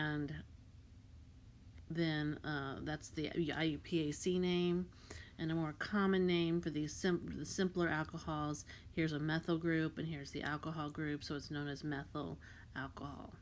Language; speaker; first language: English; native; English